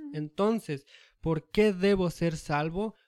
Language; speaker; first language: Spanish; early bilingual, heritage; Spanish